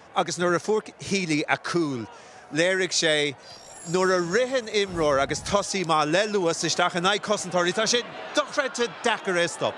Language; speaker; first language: Irish; native; Irish